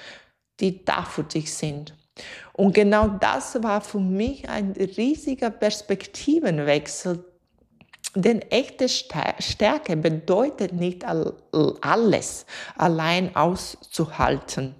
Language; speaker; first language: German; non-native, fluent; Latvian